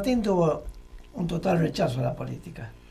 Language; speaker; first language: Spanish; native; Spanish